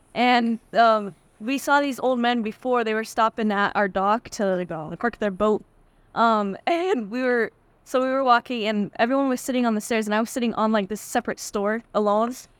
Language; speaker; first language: English; native; English